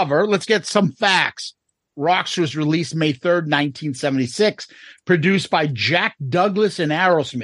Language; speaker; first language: English; native; English